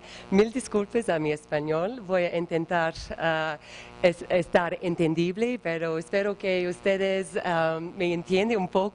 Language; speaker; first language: Spanish; non-native, learner; English